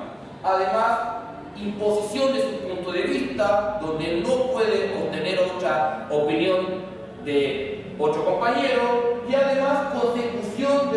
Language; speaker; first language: Spanish; native; Spanish